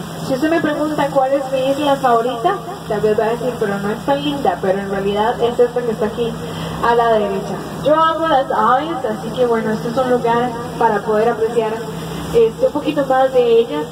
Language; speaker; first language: Spanish; native; Spanish